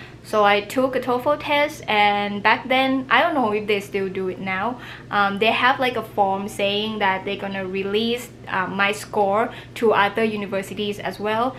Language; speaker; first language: English; non-native, fluent; Thai